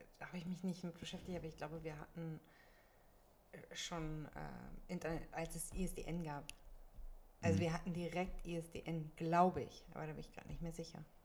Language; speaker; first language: German; native; German